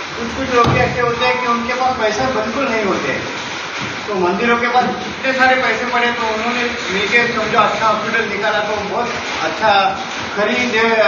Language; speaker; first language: Hindi; non-native, local second language; Konkani